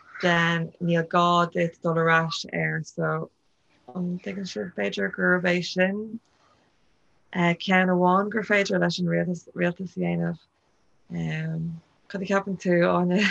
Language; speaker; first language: Irish; non-native, local second language; English